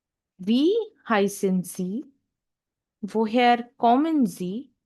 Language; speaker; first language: German; non-native, fluent; Hindi